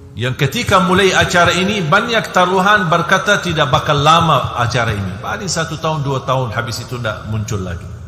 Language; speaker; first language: Indonesian; non-native, fluent; Arabic